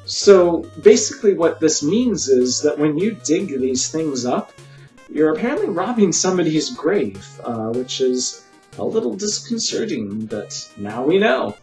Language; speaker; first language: English; native; English